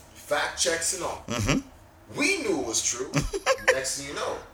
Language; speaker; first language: English; native; English